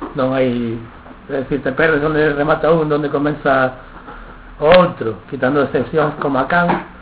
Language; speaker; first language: Spanish; non-native, local second language; Galician